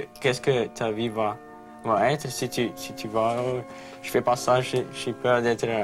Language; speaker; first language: French; non-native, local second language; English